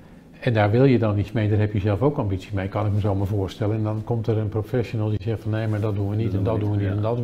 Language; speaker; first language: Dutch; native; Dutch